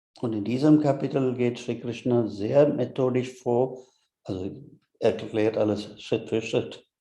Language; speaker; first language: German; non-native, fluent; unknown